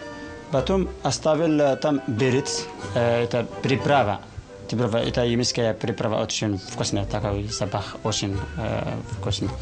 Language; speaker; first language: Russian; non-native, learner; Arabic